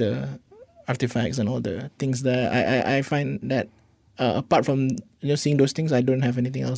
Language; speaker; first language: English; non-native, local second language; Malay